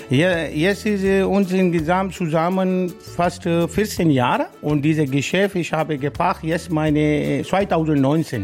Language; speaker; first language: German; non-native, learner; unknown